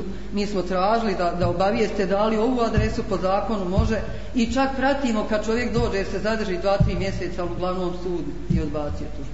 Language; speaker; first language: Croatian; native; Croatian